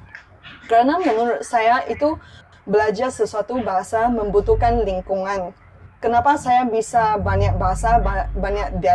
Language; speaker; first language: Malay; non-native, local second language; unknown